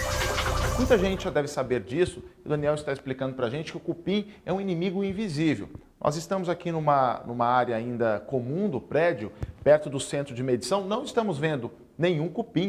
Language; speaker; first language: Portuguese; native; Portuguese